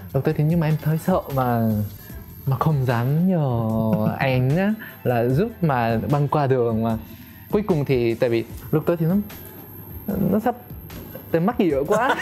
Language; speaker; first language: Vietnamese; non-native, fluent; Korean